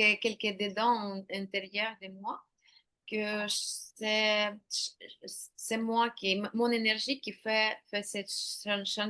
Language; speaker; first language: French; non-native, learner; Ukrainian